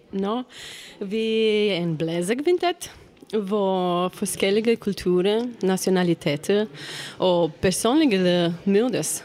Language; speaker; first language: Danish; non-native, learner; Romanian